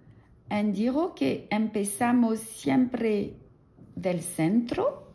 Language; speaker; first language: Spanish; non-native, learner; French